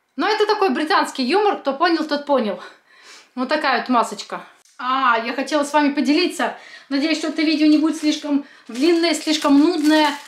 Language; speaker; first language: Russian; native; Russian